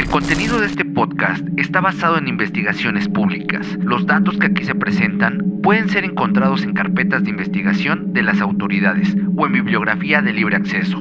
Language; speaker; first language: Spanish; native; Spanish